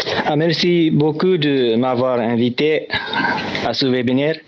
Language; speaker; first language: French; non-native, learner; Japanese